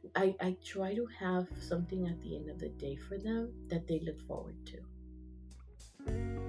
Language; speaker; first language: English; early bilingual, other home language; Spanish